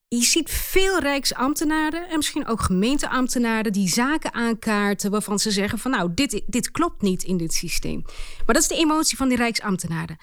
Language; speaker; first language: Dutch; early bilingual, other home language; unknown